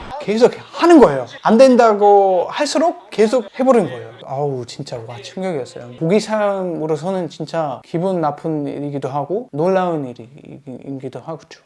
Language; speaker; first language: Korean; non-native, fluent; German